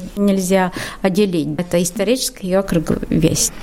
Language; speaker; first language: Russian; non-native, learner; Latvian